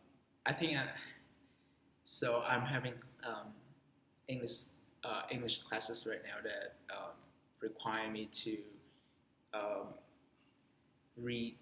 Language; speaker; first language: English; non-native, fluent; Vietnamese